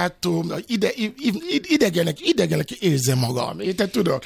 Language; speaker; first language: Hungarian; non-native, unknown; Yoruba